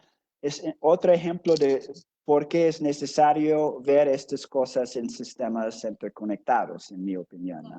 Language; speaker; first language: Spanish; non-native, fluent; English